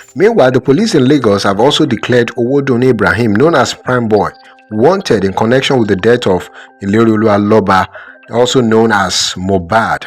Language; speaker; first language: English; non-native, local second language; Yoruba